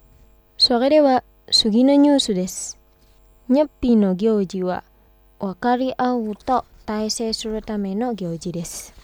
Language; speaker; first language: Japanese; non-native, fluent; Indonesian